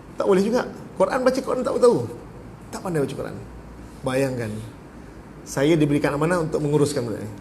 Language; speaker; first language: Malay; native; Malay